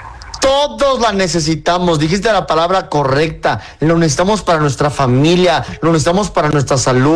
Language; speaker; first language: Spanish; native; Spanish